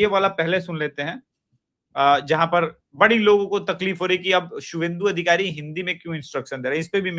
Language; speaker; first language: Hindi; native; Hindi